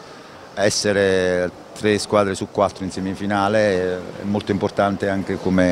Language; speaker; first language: Italian; native; Italian